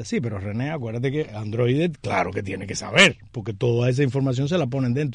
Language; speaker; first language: Spanish; native; Spanish